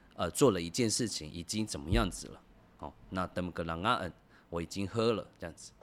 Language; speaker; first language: Chinese; native; Chinese